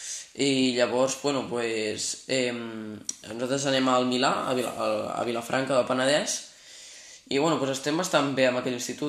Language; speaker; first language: Catalan; non-native, local second language; Spanish